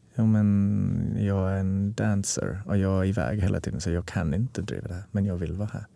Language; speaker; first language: Swedish; non-native, fluent; English